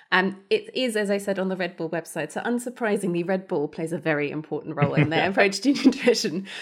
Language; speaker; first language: English; non-native, fluent; German